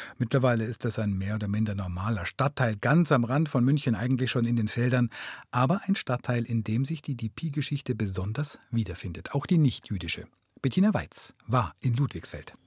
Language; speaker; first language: German; native; German